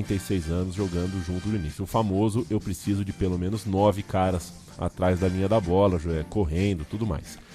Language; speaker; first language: Portuguese; native; Portuguese